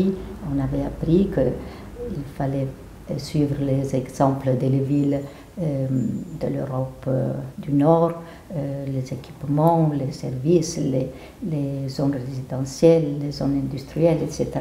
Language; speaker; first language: French; non-native, fluent; Italian